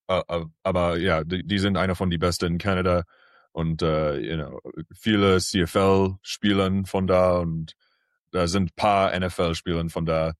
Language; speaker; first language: German; early bilingual, heritage; English